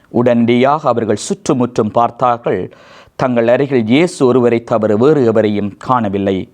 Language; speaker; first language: Tamil; native; Tamil